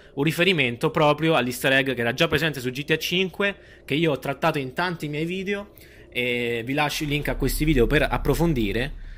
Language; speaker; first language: Italian; native; Italian